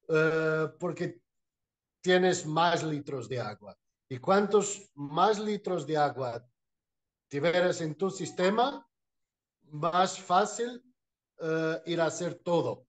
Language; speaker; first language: Spanish; non-native, fluent; Portuguese